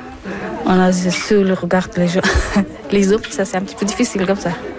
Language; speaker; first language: French; non-native, learner; Persian